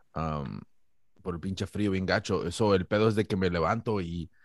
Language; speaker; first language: Spanish; native; Spanish